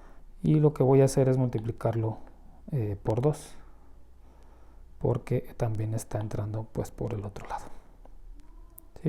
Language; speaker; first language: Spanish; native; Spanish